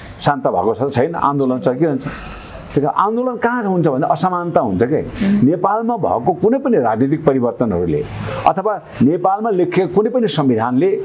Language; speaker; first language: Nepali; non-native, local second language; Sherpa